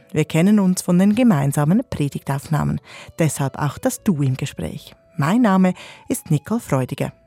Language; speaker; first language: German; native; German